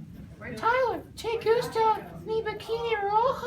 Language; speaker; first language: Spanish; non-native, learner; English